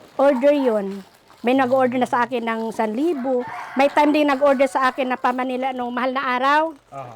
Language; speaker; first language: Filipino; non-native, local second language; Aklanon